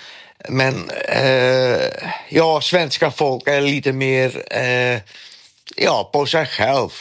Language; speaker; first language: Swedish; non-native, fluent; Dutch